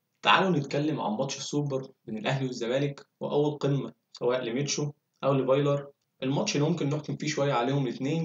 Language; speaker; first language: Arabic; native; Arabic